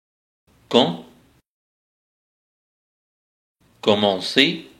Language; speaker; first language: French; non-native, fluent; Arabic